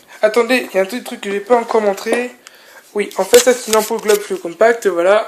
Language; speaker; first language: French; native; French